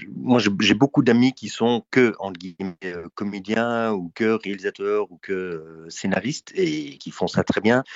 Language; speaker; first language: French; native; French